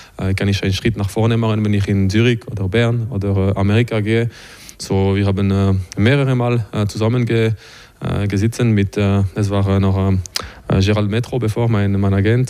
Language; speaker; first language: German; non-native, local second language; French